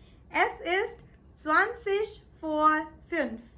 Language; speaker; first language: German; non-native, fluent; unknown